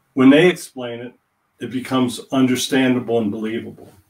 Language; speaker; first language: English; native; English